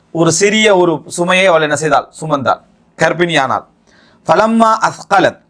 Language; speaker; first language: Tamil; native; Tamil